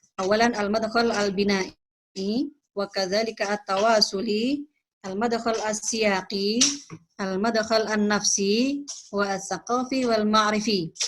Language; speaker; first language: Arabic; non-native, fluent; Indonesian